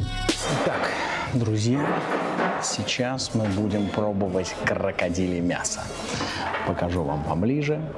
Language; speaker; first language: Russian; native; Russian